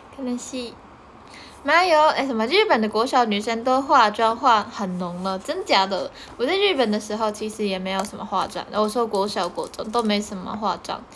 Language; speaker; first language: Chinese; early bilingual, heritage; Chinese